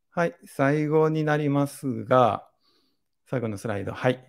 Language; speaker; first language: Japanese; non-native, fluent; Spanish